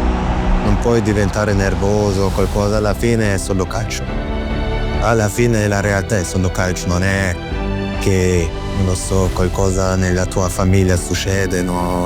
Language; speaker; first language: Italian; non-native, fluent; German